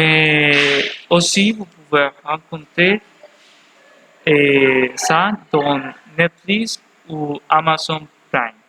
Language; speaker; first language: French; non-native, learner; Spanish